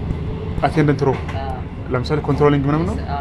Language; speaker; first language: Amharic; non-native, local second language; Oromo